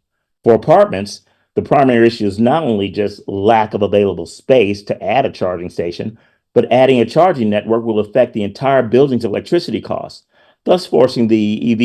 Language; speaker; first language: English; native; English